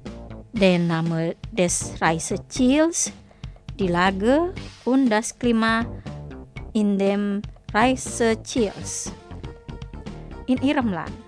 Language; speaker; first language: German; non-native, fluent; Indonesian